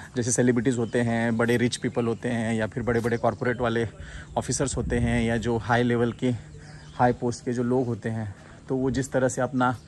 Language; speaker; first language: Hindi; non-native, local second language; Marathi